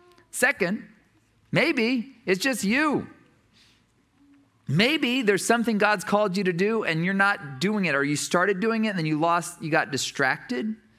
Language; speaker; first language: English; native; English